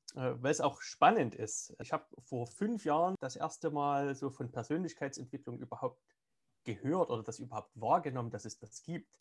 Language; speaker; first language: German; native; German